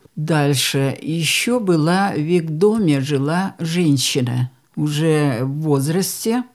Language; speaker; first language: Russian; native; Russian